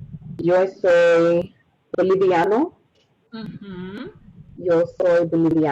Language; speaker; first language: Spanish; non-native, learner; English